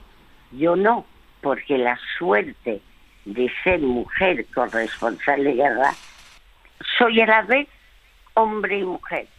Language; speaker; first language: Spanish; early bilingual, other home language; French